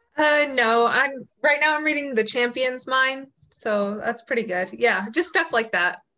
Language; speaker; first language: English; native; English